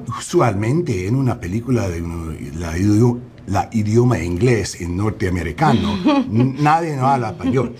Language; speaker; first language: Spanish; non-native, learner; English